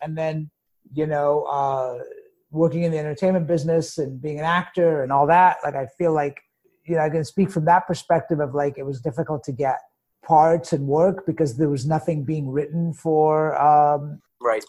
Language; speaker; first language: English; native; English